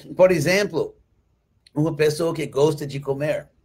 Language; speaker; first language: Portuguese; non-native, fluent; English